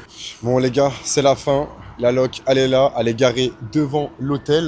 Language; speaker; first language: French; native; French